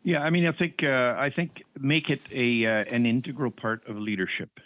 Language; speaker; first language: English; non-native, fluent; French